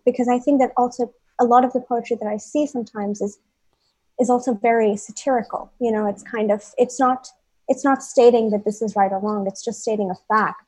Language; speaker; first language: English; non-native, local second language; Hindi